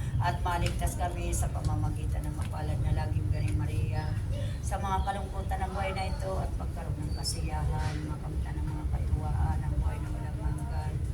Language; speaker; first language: Filipino; native; Filipino